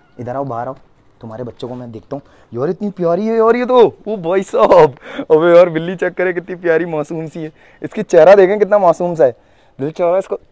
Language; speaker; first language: Urdu; native; Urdu